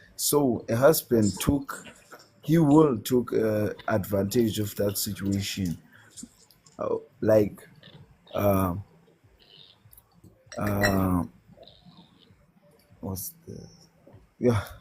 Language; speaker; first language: English; non-native, learner; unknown